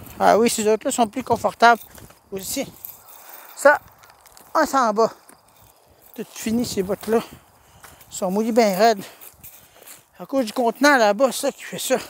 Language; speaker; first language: French; native; French